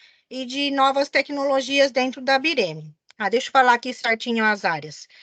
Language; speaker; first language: Portuguese; native; Portuguese